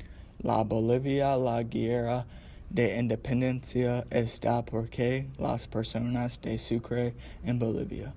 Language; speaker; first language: Spanish; non-native, learner; English